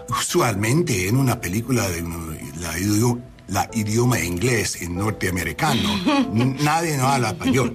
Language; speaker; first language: Spanish; non-native, learner; English